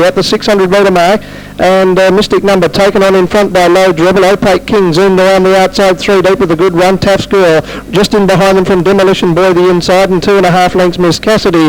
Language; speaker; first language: English; native; English